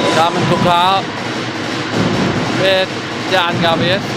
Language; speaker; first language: German; native; German